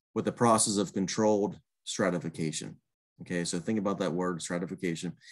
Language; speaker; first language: English; native; English